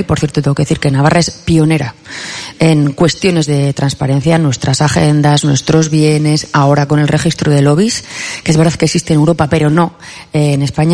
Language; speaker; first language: Spanish; native; Spanish